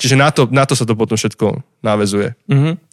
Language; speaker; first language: Slovak; native; Slovak